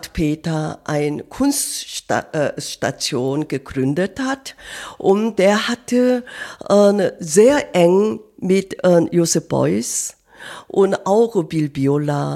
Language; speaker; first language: German; non-native, fluent; Korean